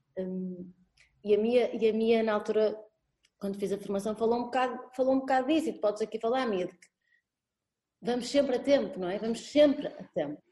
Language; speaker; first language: Portuguese; native; Portuguese